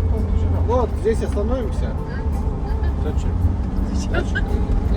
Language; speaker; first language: Russian; non-native, fluent; Armenian